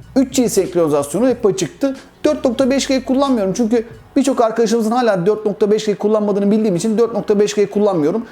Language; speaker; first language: Turkish; native; Turkish